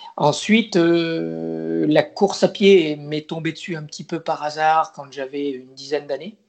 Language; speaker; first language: French; native; French